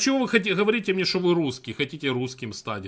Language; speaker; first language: Russian; native; Russian